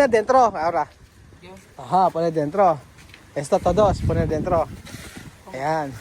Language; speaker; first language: Spanish; non-native, learner; Filipino